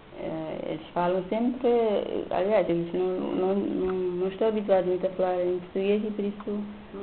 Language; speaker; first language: Portuguese; non-native, local second language; Kabuverdianu